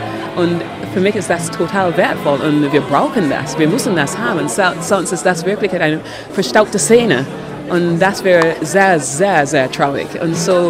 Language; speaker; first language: German; non-native, fluent; English